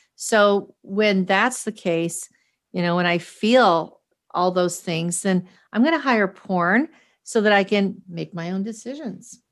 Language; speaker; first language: English; native; English